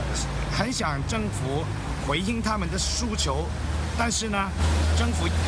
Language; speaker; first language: Chinese; non-native, local second language; Cantonese